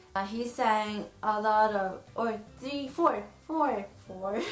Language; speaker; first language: English; non-native, fluent; Swedish